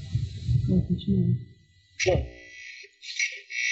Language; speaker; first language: Portuguese; native; Portuguese